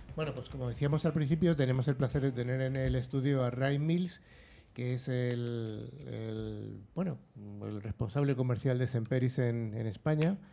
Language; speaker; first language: Spanish; native; Spanish